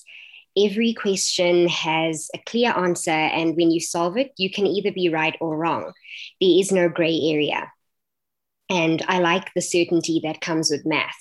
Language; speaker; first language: English; native; English